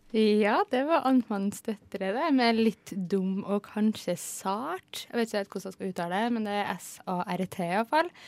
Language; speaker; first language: Norwegian; native; Norwegian